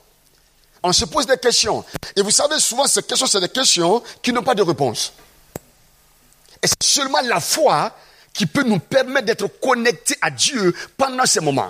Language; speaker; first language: French; non-native, local second language; Mossi